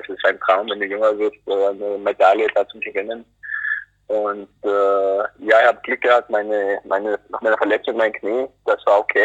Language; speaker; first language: German; non-native, fluent; English